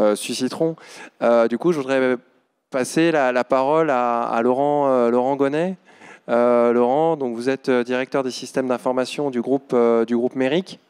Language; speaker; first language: French; native; French